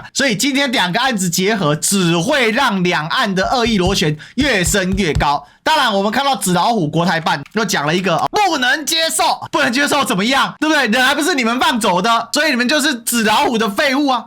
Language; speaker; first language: Chinese; native; Chinese